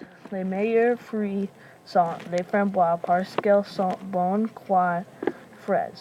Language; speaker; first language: French; non-native, learner; English